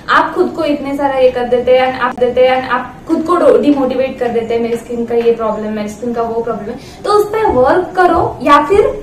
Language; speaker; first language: Hindi; non-native, local second language; Marathi